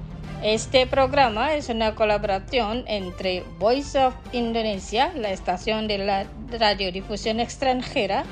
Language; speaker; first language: Spanish; non-native, fluent; Indonesian